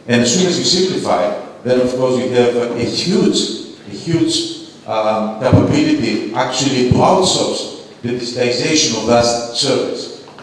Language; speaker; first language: English; non-native, fluent; Greek